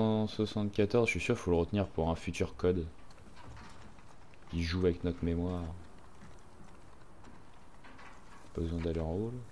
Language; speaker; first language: French; native; French